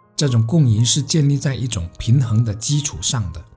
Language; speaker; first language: Chinese; native; Chinese